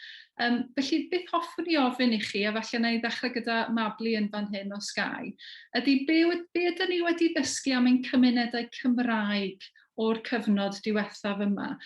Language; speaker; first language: Welsh; native; Welsh